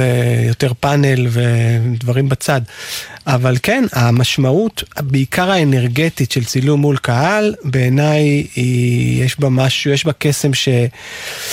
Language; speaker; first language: Hebrew; native; Hebrew